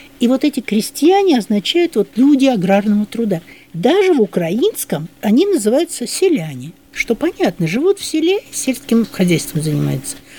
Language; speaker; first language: Russian; native; Russian